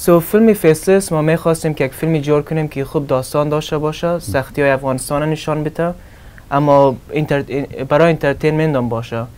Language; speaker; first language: Persian; early bilingual, heritage; Persian